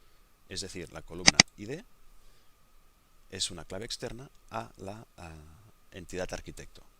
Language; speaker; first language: Spanish; native; Spanish